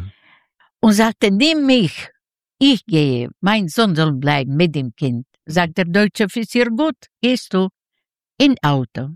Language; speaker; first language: German; non-native, learner; Yiddish